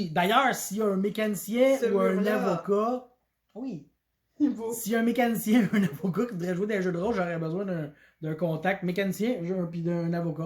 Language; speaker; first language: French; native; French